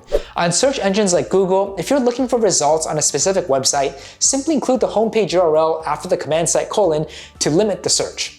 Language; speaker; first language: English; native; English